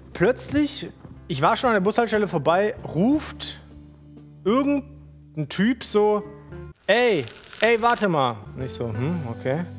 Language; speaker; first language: German; early bilingual, other home language; Italian